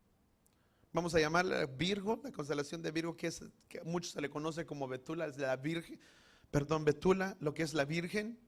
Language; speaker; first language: Spanish; native; Spanish